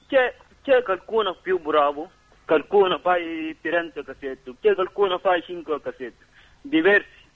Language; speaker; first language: Italian; non-native, learner; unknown